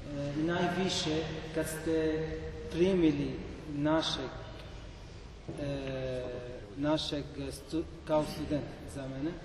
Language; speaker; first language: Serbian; non-native, learner; Arabic